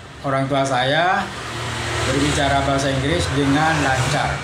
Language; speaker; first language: Indonesian; non-native, local second language; Madurese